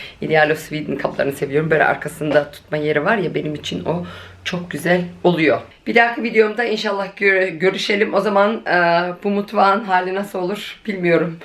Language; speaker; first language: Turkish; early bilingual, heritage; Turkish